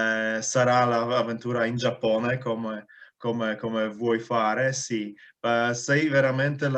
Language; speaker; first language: Italian; non-native, fluent; Polish